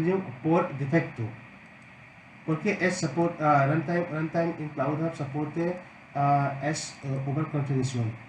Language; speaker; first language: Spanish; non-native, learner; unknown